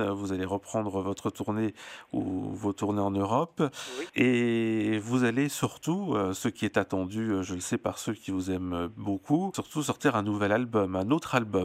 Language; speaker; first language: French; native; French